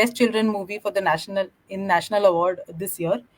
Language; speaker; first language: English; non-native, local second language; Marathi